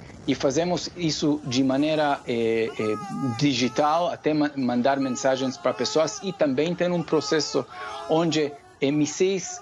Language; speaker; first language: Portuguese; non-native, fluent; Hebrew